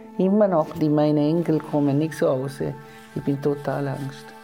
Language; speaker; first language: German; non-native, learner; Tamil